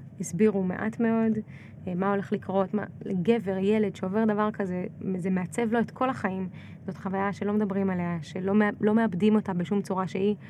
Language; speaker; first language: Hebrew; early bilingual, other home language; Russian